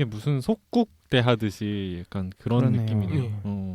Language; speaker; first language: Korean; native; Korean